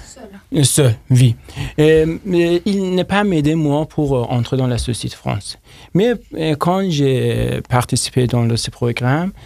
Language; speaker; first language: French; non-native, learner; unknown